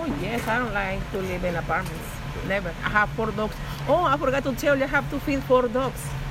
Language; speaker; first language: English; non-native, learner; Spanish